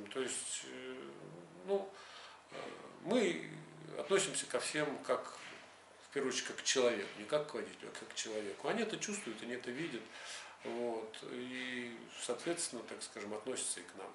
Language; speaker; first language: Russian; native; Russian